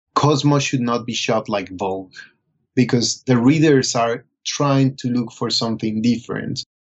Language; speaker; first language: English; non-native, fluent; Spanish